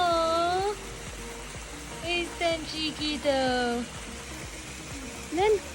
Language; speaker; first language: Spanish; non-native, fluent; English